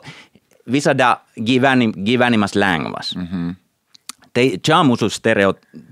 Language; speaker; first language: Lithuanian; non-native, fluent; Finnish